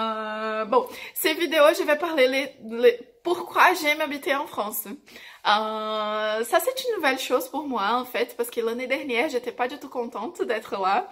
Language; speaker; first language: French; non-native, fluent; Portuguese